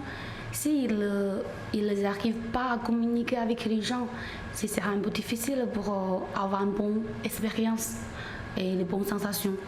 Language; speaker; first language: French; non-native, learner; Chinese